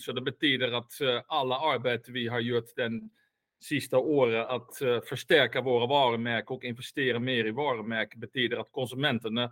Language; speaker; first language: Swedish; non-native, fluent; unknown